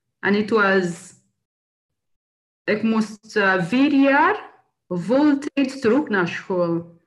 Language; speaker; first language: Dutch; non-native, learner; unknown